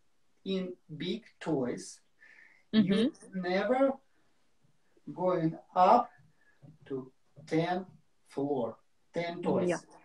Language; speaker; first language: English; non-native, learner; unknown